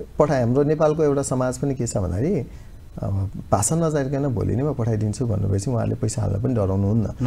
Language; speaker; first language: Nepali; native; Nepali